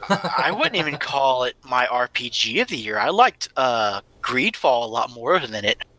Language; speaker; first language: English; native; English